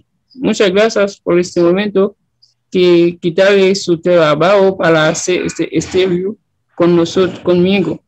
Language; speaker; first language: Spanish; non-native, learner; Haitian Creole